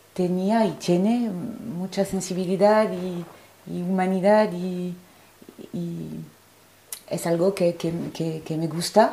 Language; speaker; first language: Spanish; non-native, fluent; French